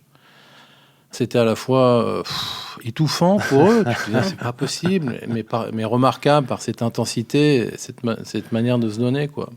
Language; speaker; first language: French; native; French